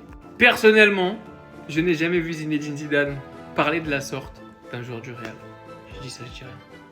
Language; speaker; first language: French; native; French